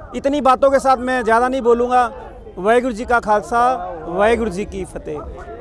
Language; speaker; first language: Hindi; non-native, local second language; Punjabi